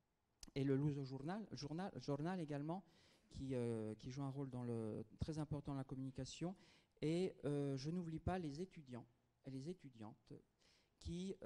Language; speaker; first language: French; native; French